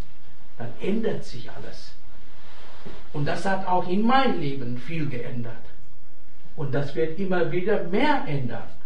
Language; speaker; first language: German; non-native, fluent; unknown